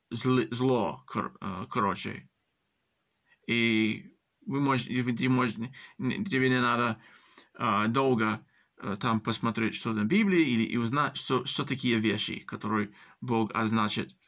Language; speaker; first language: Russian; early bilingual, heritage; English